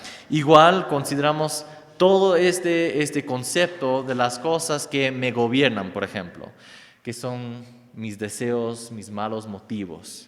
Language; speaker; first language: Spanish; non-native, fluent; English